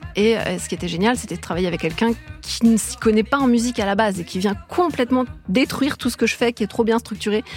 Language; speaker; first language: French; native; French